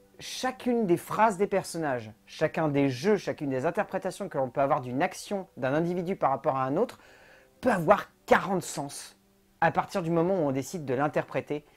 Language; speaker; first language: French; native; French